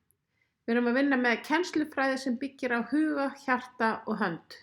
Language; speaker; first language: Icelandic; native; Icelandic